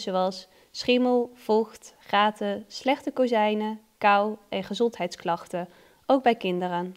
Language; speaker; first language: Dutch; native; Dutch